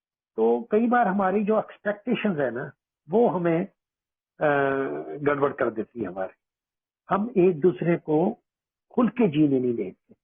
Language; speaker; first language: Hindi; native; Hindi